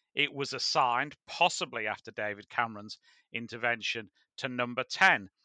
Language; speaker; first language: English; native; English